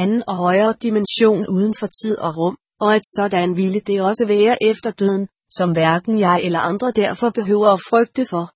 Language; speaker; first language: Danish; native; Danish